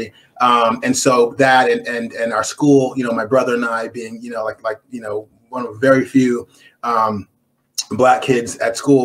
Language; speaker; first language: English; native; English